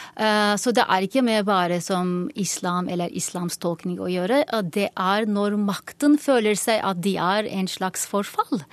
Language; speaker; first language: Norwegian; non-native, fluent; Turkish